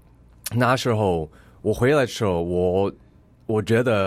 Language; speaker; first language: Chinese; early bilingual, heritage; English